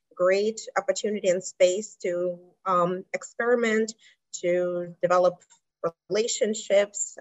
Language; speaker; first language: English; non-native, fluent; Russian